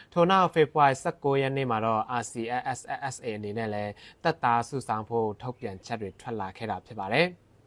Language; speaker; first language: Burmese; non-native, local second language; Shan